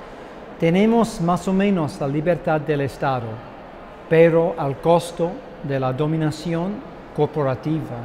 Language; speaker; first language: Spanish; non-native, fluent; English